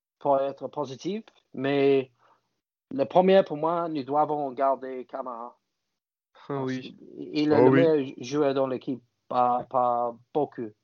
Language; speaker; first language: French; non-native, fluent; English